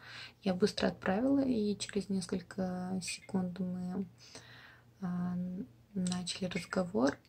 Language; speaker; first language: Russian; non-native, local second language; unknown